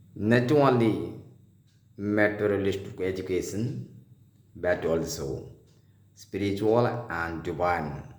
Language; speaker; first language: English; non-native, local second language; Odia